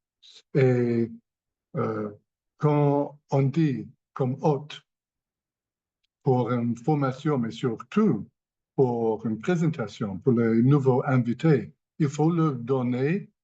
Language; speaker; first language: French; non-native, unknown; English